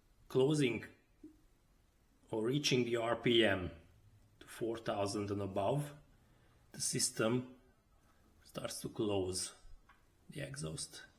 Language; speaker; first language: English; non-native, fluent; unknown